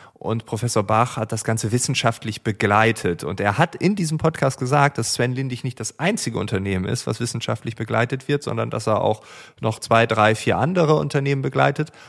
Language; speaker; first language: German; native; German